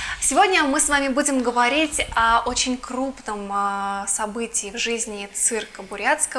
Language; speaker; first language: Russian; native; Russian